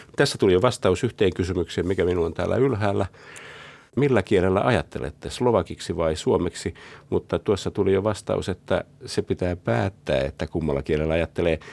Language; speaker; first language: Finnish; native; Finnish